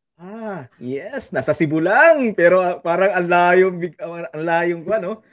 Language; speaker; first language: Filipino; non-native, local second language; Cebuano